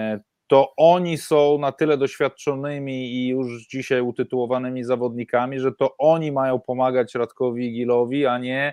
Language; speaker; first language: Polish; native; Polish